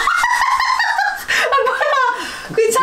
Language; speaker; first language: Korean; non-native, learner; Portuguese